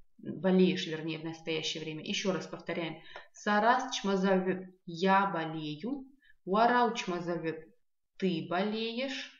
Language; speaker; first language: Russian; non-native, local second language; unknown